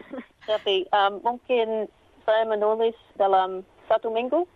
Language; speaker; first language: Indonesian; non-native, learner; English